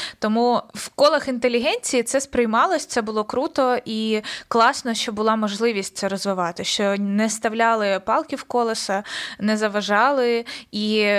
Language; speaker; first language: Ukrainian; native; Ukrainian